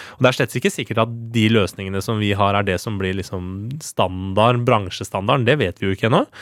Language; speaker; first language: Norwegian; early bilingual, other home language; Persian